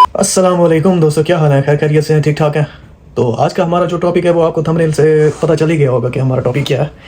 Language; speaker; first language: Urdu; non-native, local second language; Punjabi